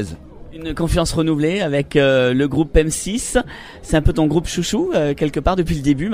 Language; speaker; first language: French; native; French